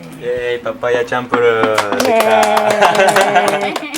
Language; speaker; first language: Japanese; native; Japanese